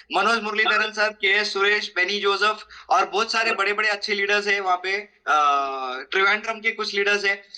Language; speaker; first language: Hindi; non-native, local second language; Malayalam